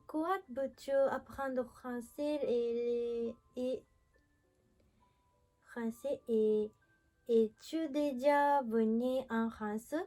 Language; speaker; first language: French; non-native, learner; Japanese